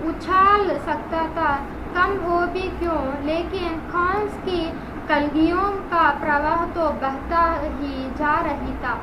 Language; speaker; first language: Hindi; non-native, local second language; Telugu